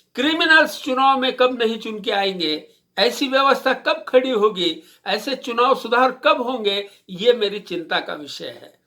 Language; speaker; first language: Hindi; non-native, local second language; Marathi